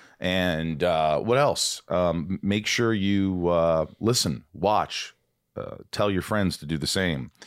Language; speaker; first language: English; native; English